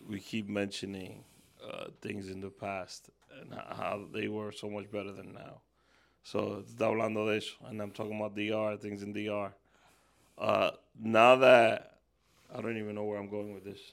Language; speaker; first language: English; early bilingual, other home language; Spanish